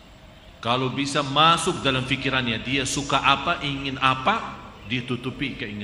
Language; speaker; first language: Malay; non-native, fluent; Arabic